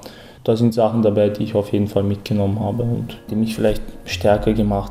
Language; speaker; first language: German; early bilingual, other home language; Chechen